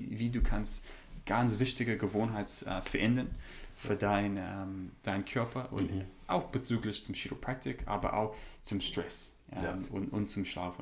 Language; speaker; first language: German; non-native, learner; English